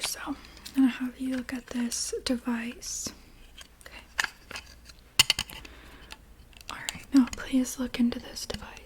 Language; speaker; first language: English; native; English